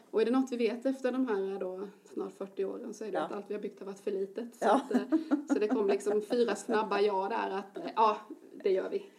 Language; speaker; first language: Swedish; native; Swedish